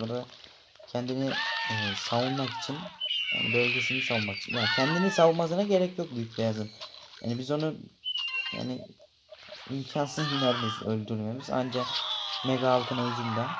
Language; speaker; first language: Turkish; native; Turkish